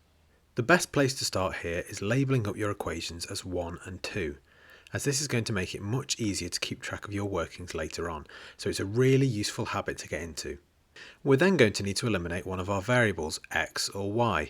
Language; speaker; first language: English; native; English